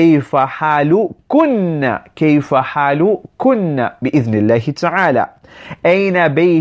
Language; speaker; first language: Arabic; non-native, fluent; English